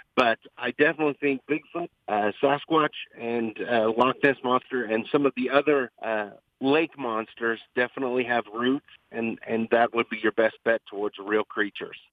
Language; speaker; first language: English; native; English